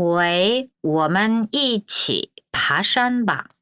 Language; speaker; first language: Chinese; non-native, fluent; Korean